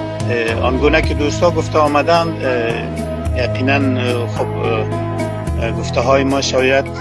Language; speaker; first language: Persian; non-native, local second language; Uzbek